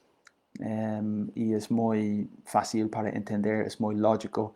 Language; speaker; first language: Spanish; non-native, learner; English